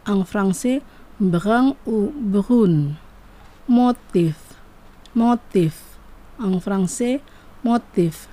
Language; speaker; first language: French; non-native, fluent; Indonesian